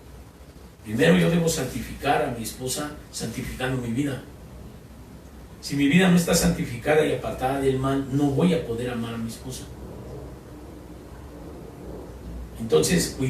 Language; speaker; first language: Spanish; native; Spanish